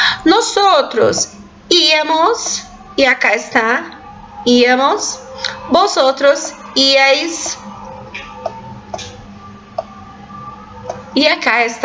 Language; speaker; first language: Spanish; non-native, fluent; Portuguese